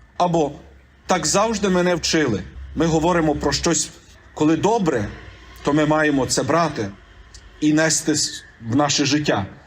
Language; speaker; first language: Ukrainian; native; Ukrainian